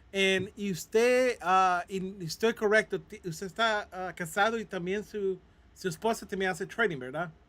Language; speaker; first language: Spanish; non-native, fluent; English